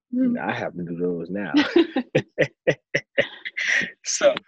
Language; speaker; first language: English; native; English